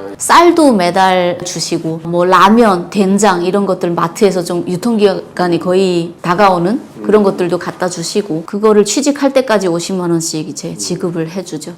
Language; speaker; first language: Korean; native; Korean